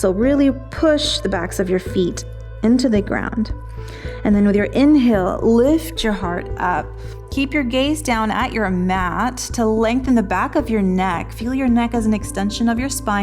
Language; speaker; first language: English; native; English